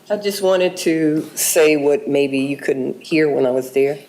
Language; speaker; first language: English; native; English